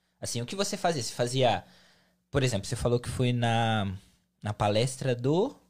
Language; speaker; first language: Portuguese; native; Portuguese